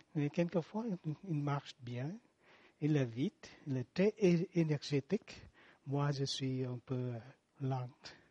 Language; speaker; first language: French; non-native, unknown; Vietnamese